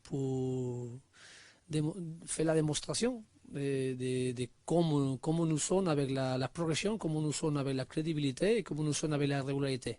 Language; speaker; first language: French; non-native, learner; Spanish